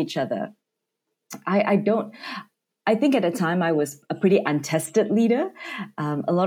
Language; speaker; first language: English; non-native, local second language; Cantonese